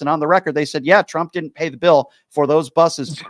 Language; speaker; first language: English; native; English